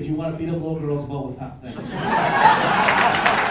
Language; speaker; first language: English; native; English